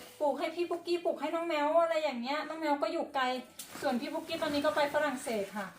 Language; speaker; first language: Thai; native; Thai